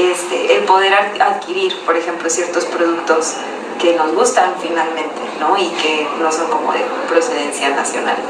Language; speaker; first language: Spanish; native; Spanish